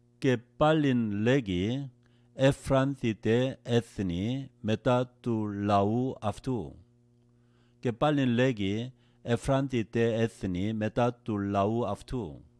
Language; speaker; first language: Greek; non-native, learner; Korean